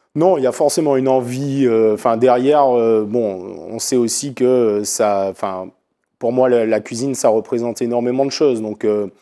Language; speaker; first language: French; native; French